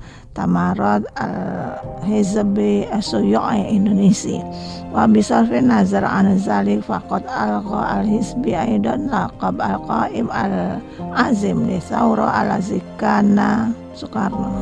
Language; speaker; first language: Arabic; non-native, fluent; Indonesian